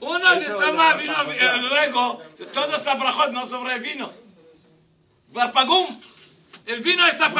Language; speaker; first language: Spanish; non-native, learner; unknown